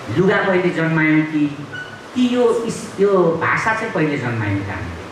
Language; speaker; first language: Nepali; non-native, local second language; Limbu